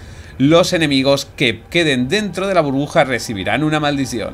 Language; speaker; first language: Spanish; native; Spanish